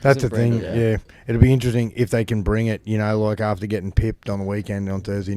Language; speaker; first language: English; native; English